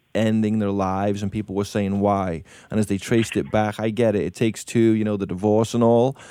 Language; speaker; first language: English; native; English